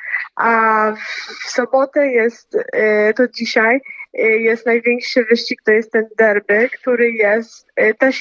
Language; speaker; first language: Polish; early bilingual, heritage; Polish